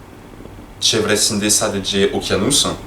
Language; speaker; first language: Turkish; non-native, learner; French